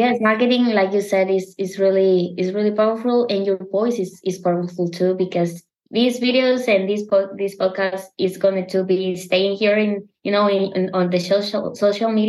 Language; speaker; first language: English; non-native, learner; Spanish